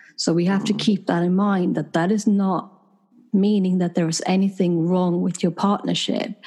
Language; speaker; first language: English; non-native, fluent; Swedish